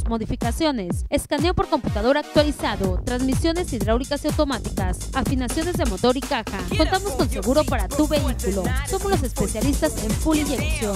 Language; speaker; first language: Spanish; native; Spanish